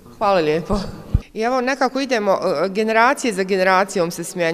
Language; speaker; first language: Croatian; native; Croatian